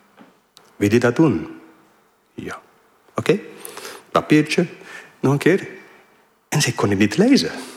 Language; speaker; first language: Dutch; non-native, fluent; English